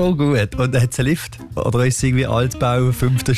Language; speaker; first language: German; native; German